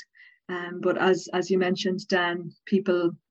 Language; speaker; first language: English; native; English